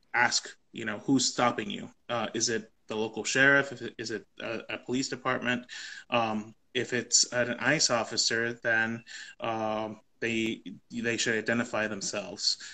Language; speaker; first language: English; native; English